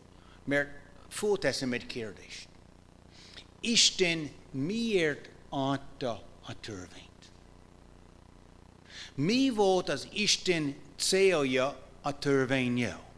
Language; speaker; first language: Hungarian; non-native, fluent; English